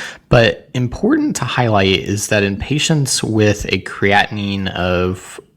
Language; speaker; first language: English; native; English